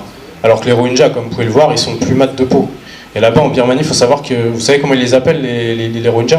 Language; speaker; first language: French; native; French